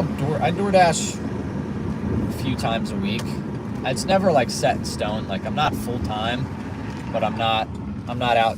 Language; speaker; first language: English; native; English